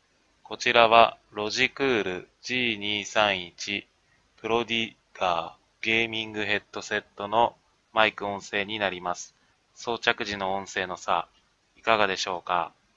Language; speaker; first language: Japanese; native; Japanese